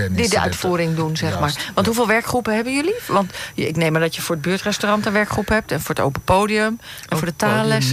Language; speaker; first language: Dutch; native; Dutch